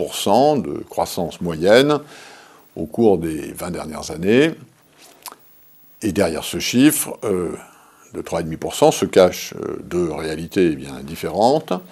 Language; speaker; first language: French; native; French